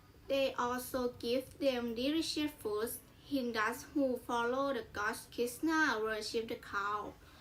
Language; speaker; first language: English; non-native, learner; Thai